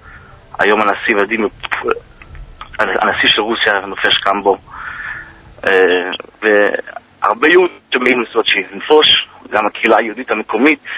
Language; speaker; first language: Hebrew; early bilingual, heritage; Hebrew